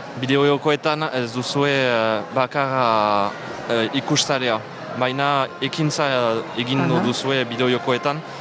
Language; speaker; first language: Basque; non-native, local second language; French